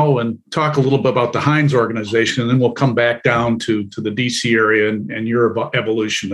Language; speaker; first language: English; native; English